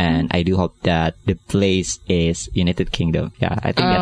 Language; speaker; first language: English; non-native, learner; Indonesian